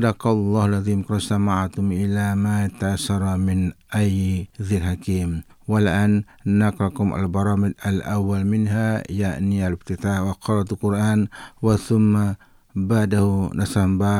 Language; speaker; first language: Arabic; non-native, fluent; Indonesian